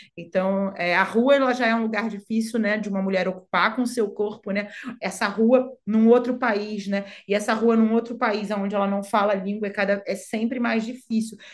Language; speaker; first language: Portuguese; native; Portuguese